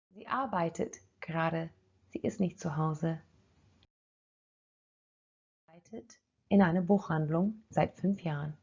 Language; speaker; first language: German; non-native, fluent; English